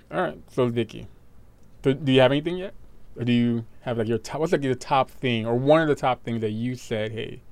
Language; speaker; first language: English; native; English